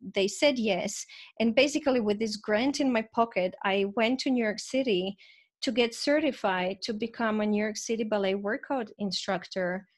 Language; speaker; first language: English; non-native, fluent; Croatian